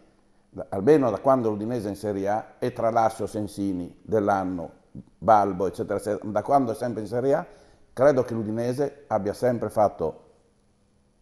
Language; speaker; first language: Italian; native; Italian